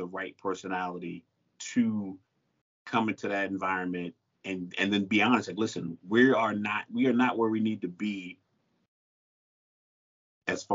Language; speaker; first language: English; native; English